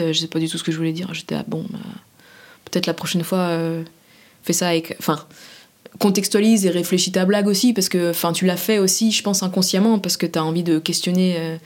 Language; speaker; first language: French; native; French